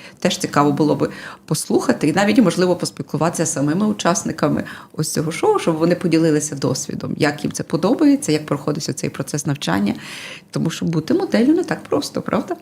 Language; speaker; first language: Ukrainian; native; Ukrainian